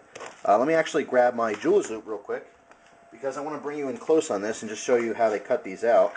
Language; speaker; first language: English; native; English